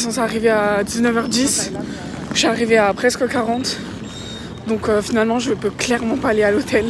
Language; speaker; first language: French; native; French